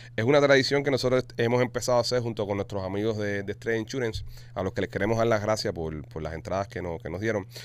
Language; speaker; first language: Spanish; native; Spanish